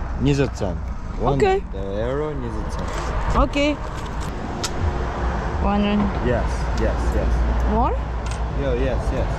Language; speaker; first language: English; non-native, learner; Lithuanian